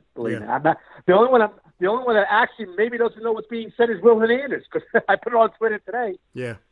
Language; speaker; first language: English; native; English